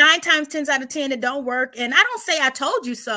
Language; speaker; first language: English; native; English